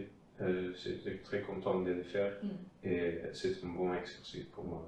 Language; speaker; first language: French; non-native, fluent; Dutch